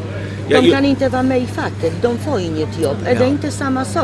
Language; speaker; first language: Swedish; non-native, fluent; Polish